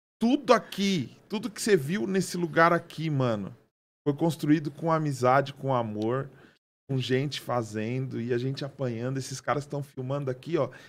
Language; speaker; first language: Portuguese; native; Portuguese